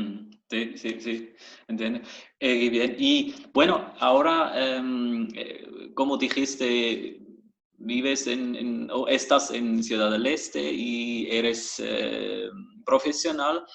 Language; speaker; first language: Spanish; non-native, fluent; German